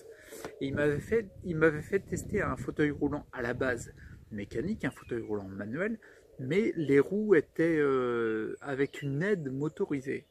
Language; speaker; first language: French; native; French